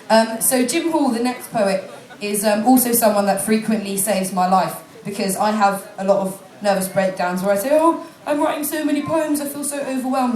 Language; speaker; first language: English; native; English